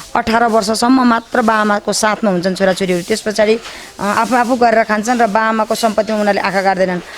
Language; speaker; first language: Nepali; native; Nepali